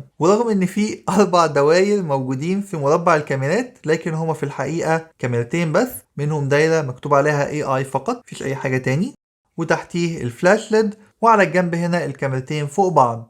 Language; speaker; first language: Arabic; native; Arabic